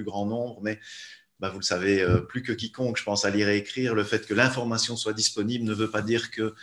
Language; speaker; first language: French; native; French